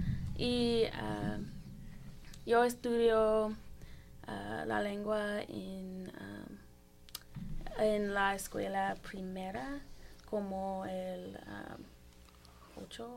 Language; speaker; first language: Spanish; non-native, learner; English